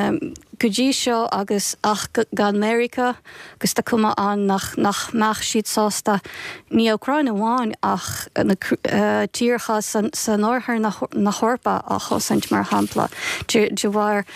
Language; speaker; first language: Irish; non-native, fluent; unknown